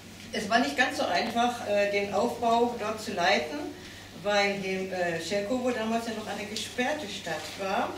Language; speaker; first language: German; native; German